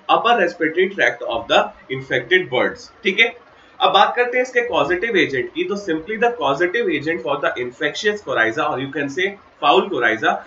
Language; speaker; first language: Hindi; native; Hindi